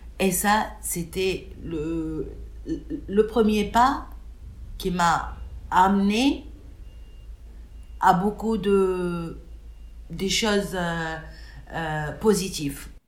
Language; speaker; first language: French; non-native, local second language; Arabic